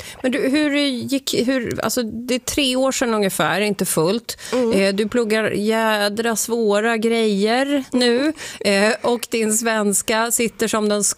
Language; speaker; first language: Swedish; native; Swedish